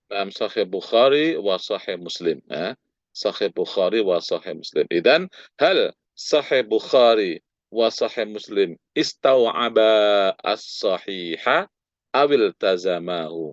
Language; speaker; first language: Arabic; non-native, fluent; Indonesian